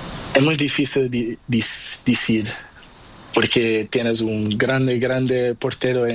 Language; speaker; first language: Spanish; non-native, learner; Portuguese